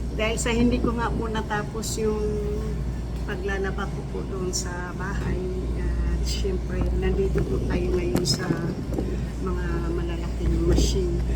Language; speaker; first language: Filipino; non-native, local second language; Cebuano